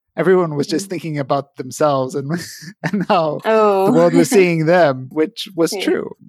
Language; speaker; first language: English; native; English